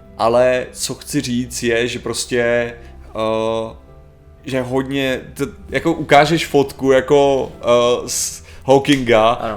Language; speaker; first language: Czech; native; Czech